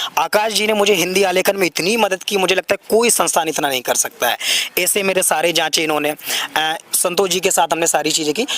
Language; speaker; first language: Hindi; native; Hindi